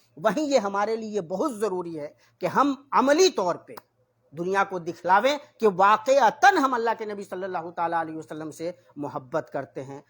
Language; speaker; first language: Urdu; native; Urdu